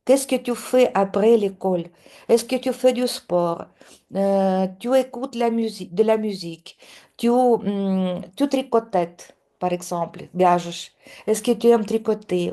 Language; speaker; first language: French; non-native, fluent; Russian